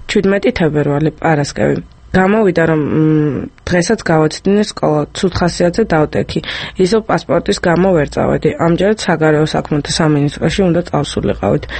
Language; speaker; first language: Georgian; early bilingual, other home language; French